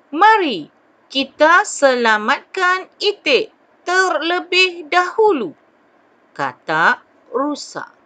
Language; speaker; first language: Malay; non-native, local second language; Chinese